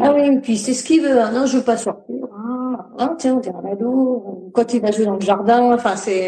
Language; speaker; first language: French; native; French